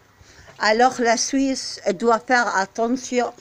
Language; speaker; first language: French; non-native, learner; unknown